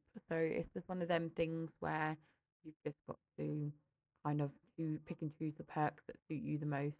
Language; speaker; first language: English; native; English